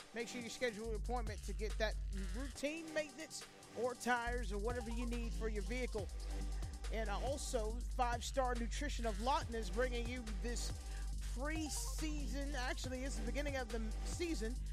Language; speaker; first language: English; native; English